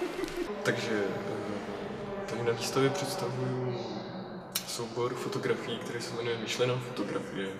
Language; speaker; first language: Czech; native; Czech